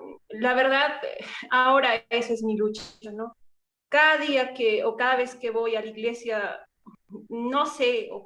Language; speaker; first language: Spanish; non-native, local second language; Quechua